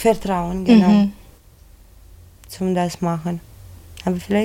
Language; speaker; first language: German; non-native, learner; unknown